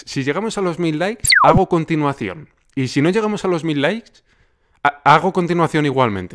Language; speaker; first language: Spanish; native; Spanish